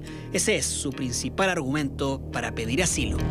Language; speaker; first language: Spanish; native; Spanish